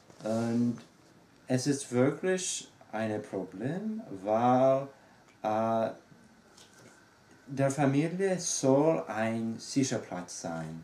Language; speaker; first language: German; non-native, learner; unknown